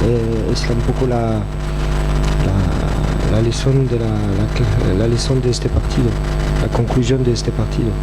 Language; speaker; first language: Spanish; non-native, fluent; French